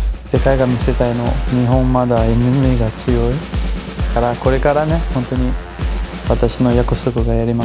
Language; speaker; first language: Japanese; non-native, learner; Portuguese